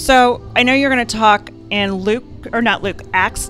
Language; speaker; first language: English; native; English